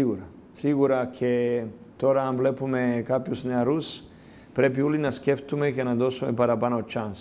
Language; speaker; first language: Greek; non-native, learner; Serbian